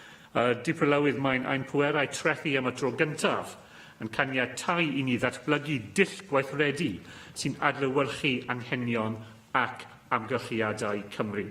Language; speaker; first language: Welsh; non-native, local second language; English